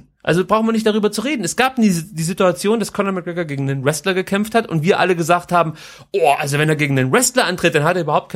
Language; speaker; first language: German; native; German